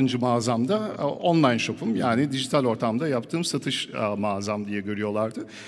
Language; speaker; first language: Turkish; early bilingual, heritage; Turkish